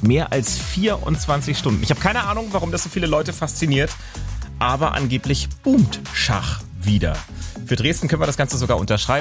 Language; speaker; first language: German; native; German